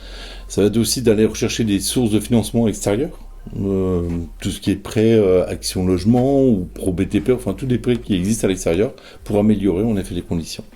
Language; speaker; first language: French; native; French